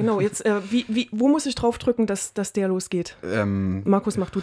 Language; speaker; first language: German; native; German